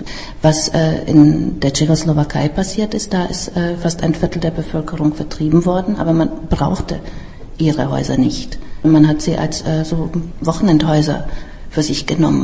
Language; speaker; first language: German; non-native, fluent; Czech